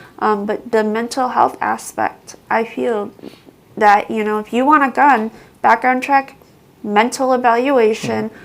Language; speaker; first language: English; native; English